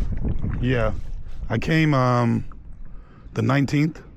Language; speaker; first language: English; native; English